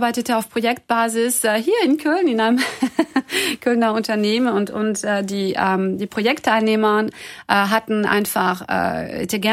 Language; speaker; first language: German; non-native, fluent; French